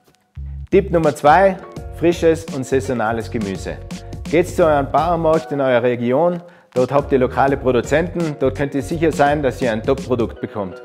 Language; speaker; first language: German; native; German